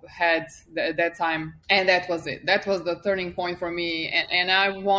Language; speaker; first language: English; non-native, fluent; Serbian